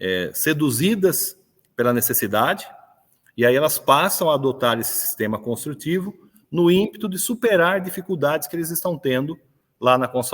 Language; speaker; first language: Portuguese; native; Portuguese